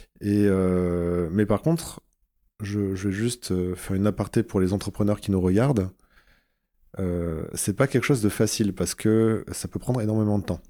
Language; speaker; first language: French; native; French